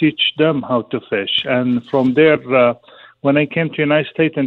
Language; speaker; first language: English; non-native, fluent; Arabic